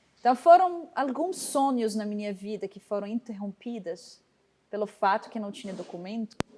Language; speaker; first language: Portuguese; non-native, fluent; Arabic